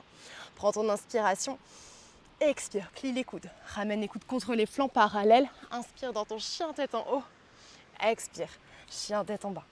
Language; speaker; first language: French; native; French